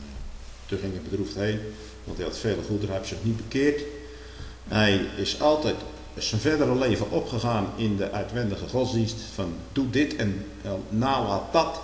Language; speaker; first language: Dutch; native; Dutch